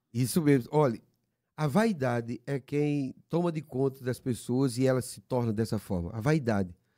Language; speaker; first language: Portuguese; native; Portuguese